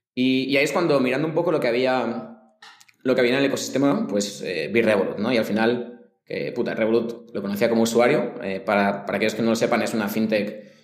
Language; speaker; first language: Spanish; native; Spanish